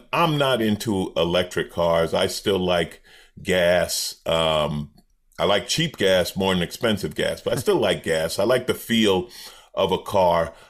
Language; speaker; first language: English; native; English